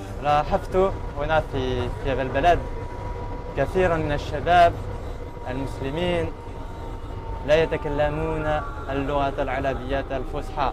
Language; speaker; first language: Arabic; non-native, learner; French